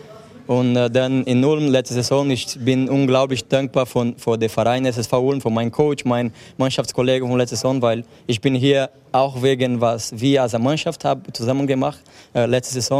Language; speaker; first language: German; non-native, fluent; Portuguese